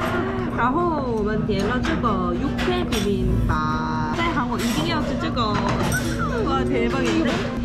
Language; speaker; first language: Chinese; non-native, fluent; Korean